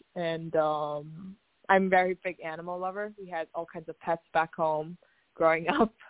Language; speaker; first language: English; non-native, fluent; Chinese